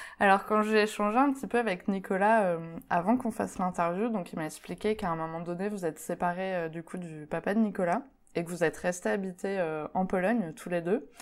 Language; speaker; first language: French; native; French